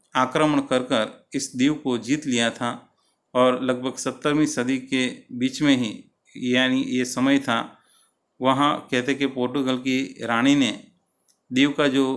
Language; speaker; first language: Hindi; non-native, local second language; Gujarati